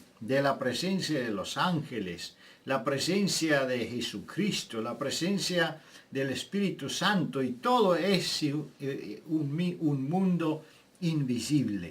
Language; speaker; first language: Spanish; non-native, fluent; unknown